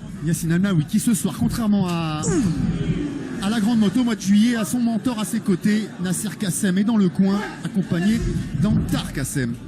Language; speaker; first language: French; native; French